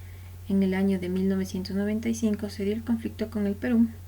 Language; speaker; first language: Spanish; native; Spanish